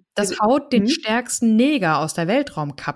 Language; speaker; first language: German; native; German